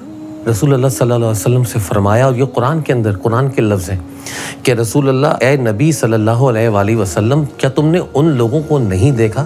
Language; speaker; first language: Urdu; native; Urdu